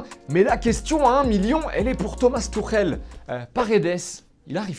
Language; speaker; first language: French; native; French